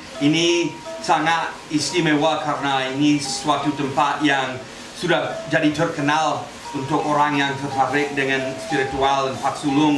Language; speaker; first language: Indonesian; non-native, fluent; Spanish